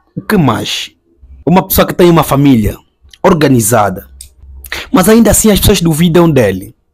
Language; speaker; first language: Portuguese; native; Portuguese